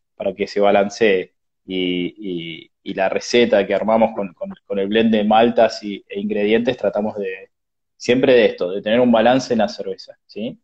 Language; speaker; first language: Spanish; native; Spanish